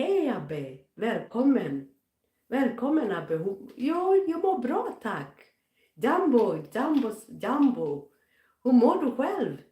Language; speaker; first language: Swedish; non-native, fluent; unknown